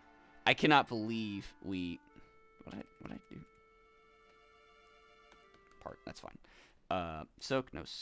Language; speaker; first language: English; native; English